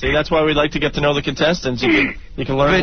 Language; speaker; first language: English; native; English